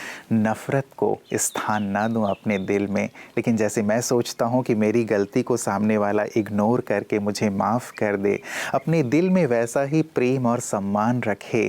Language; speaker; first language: Hindi; native; Hindi